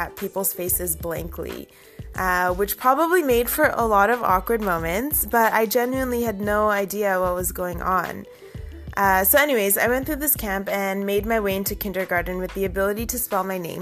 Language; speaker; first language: English; early bilingual, other home language; Urdu